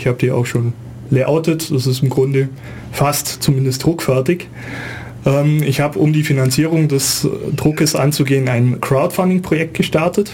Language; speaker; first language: German; native; German